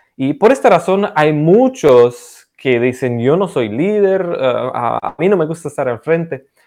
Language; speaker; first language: Spanish; non-native, fluent; Romanian